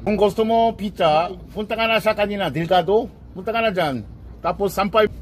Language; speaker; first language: Filipino; non-native, fluent; Korean